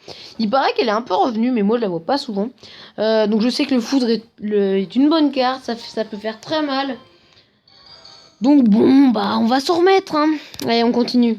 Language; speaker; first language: French; native; French